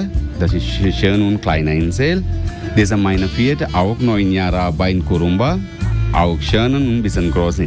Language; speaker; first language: German; non-native, learner; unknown